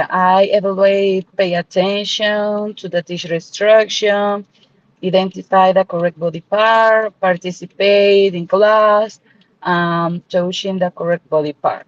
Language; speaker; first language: English; non-native, learner; Spanish